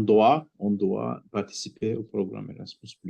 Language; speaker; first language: French; non-native, learner; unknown